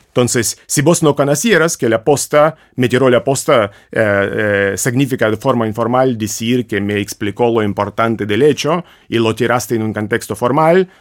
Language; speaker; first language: Spanish; non-native, fluent; Russian